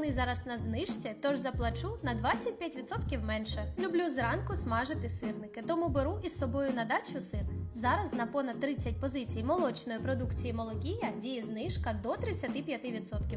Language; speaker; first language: Ukrainian; native; Ukrainian